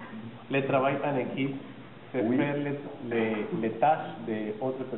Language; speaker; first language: French; non-native, learner; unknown